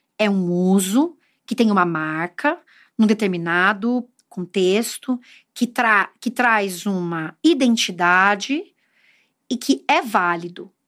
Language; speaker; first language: Portuguese; native; Portuguese